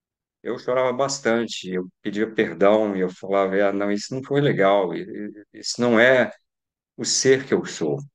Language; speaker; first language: Portuguese; native; Portuguese